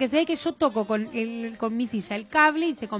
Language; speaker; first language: Spanish; native; Spanish